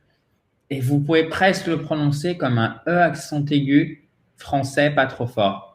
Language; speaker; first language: French; native; French